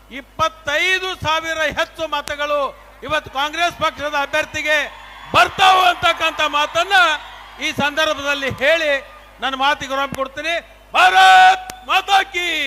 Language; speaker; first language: Kannada; native; Kannada